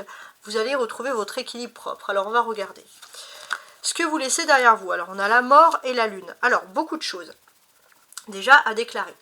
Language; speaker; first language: French; native; French